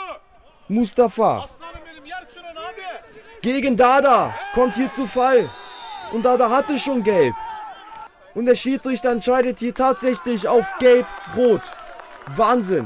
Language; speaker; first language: German; native; German